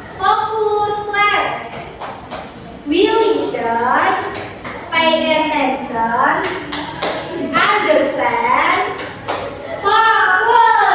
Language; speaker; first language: English; non-native, learner; Indonesian